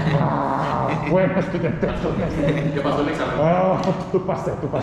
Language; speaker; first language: Spanish; non-native, learner; Korean